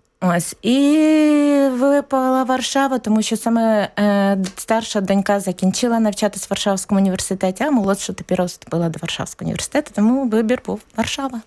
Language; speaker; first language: Ukrainian; native; Ukrainian